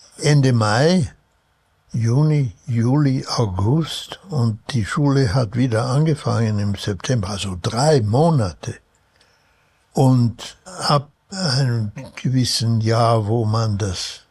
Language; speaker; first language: German; early bilingual, heritage; German